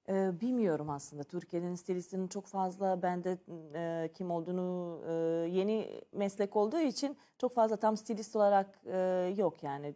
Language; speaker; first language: Turkish; non-native, learner; Serbian